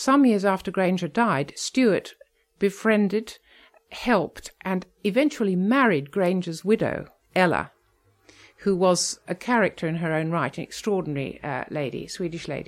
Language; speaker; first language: English; native; English